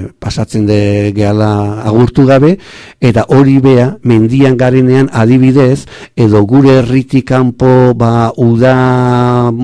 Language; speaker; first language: Basque; native; Basque